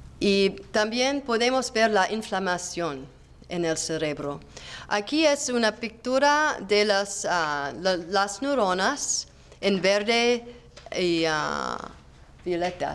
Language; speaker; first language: Spanish; non-native, learner; English